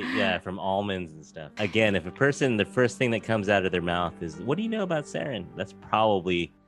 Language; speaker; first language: English; native; English